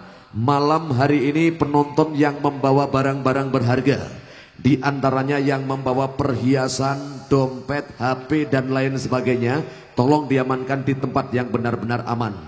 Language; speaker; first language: Indonesian; non-native, local second language; Javanese